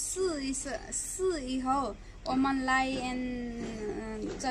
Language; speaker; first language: Chinese; non-native, learner; Nepali